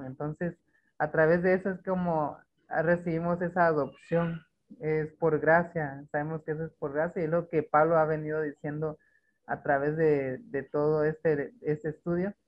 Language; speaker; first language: Spanish; native; Spanish